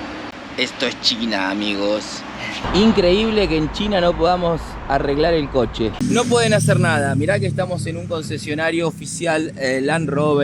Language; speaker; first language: Spanish; native; Spanish